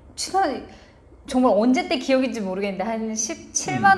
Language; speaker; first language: Korean; native; Korean